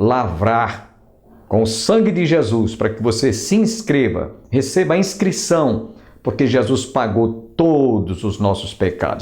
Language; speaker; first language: Portuguese; native; Portuguese